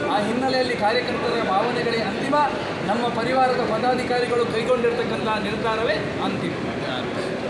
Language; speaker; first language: Kannada; native; Kannada